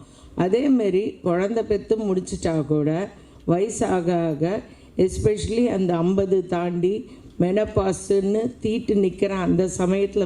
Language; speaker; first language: Tamil; native; Tamil